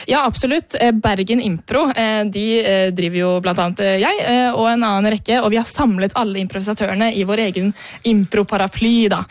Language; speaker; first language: Norwegian; native; Norwegian